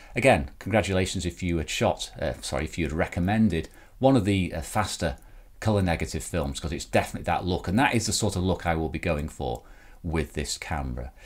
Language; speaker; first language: English; native; English